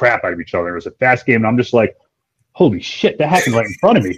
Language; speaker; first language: English; native; English